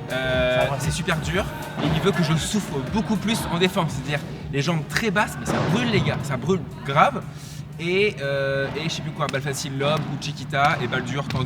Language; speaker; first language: French; native; French